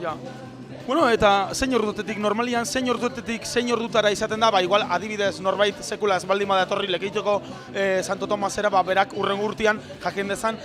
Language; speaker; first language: Basque; native; Basque